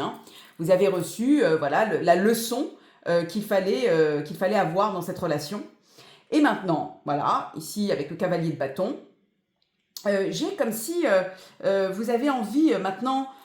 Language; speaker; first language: French; native; French